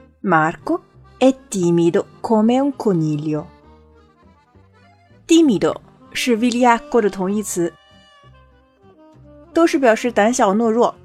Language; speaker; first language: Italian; non-native, fluent; Chinese